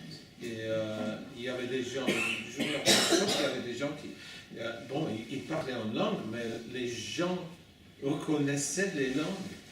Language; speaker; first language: French; non-native, fluent; English